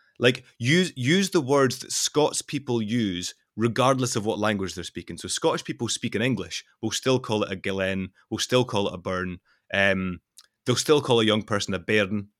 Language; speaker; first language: English; non-native, local second language; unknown